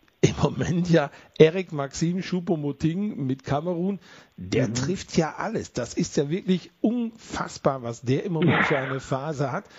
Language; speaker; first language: German; native; German